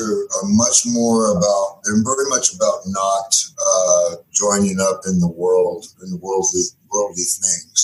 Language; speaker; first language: English; native; English